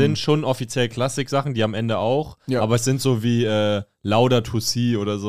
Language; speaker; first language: German; native; German